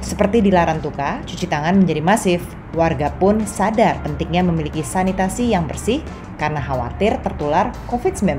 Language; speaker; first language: Indonesian; native; Indonesian